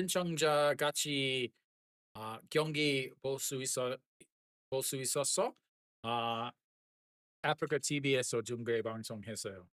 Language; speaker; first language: Korean; non-native, learner; English